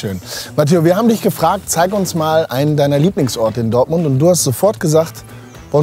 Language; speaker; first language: German; native; German